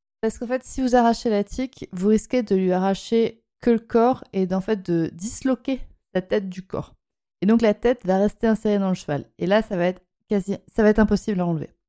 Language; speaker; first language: French; native; French